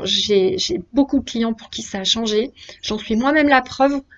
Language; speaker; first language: French; native; French